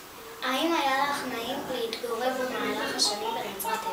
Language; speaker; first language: Hebrew; native; Hebrew